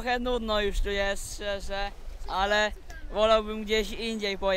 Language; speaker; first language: Polish; native; Polish